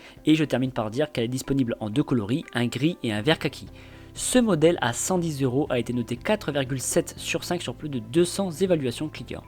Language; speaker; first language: French; native; French